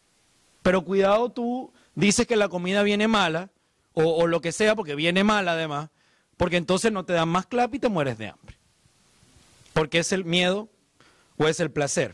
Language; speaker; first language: Spanish; native; Spanish